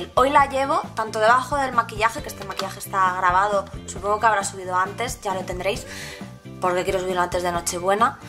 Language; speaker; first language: Spanish; native; Spanish